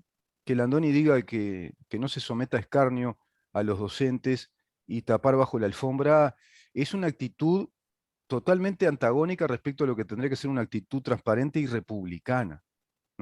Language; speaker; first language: Spanish; native; Spanish